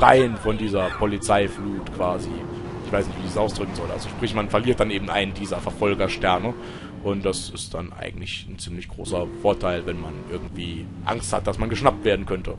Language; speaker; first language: German; native; German